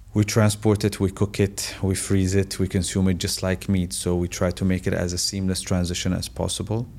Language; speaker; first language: English; non-native, fluent; Arabic